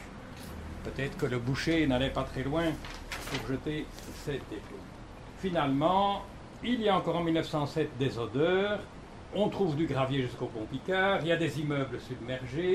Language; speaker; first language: French; native; French